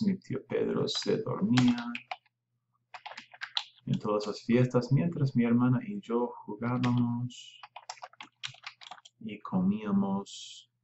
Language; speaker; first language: Spanish; non-native, fluent; English